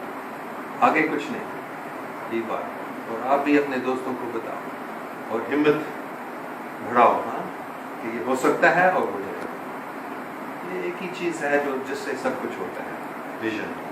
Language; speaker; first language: Hindi; non-native, local second language; English